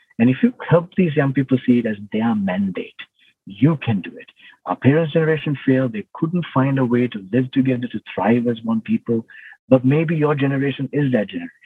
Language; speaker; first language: English; non-native, local second language; Sinhala